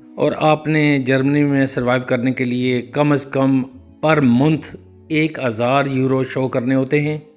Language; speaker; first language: Urdu; native; Urdu